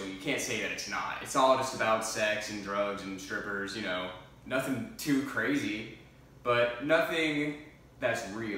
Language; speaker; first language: English; native; English